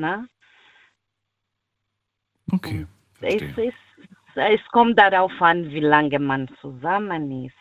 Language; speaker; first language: German; non-native, learner; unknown